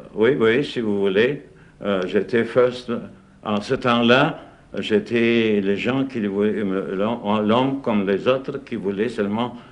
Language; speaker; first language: French; non-native, fluent; Russian